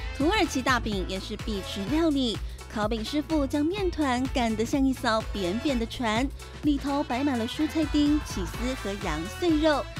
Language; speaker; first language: Chinese; native; Chinese